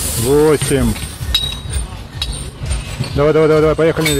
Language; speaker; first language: Russian; native; Russian